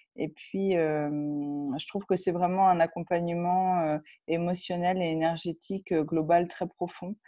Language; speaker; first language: French; native; French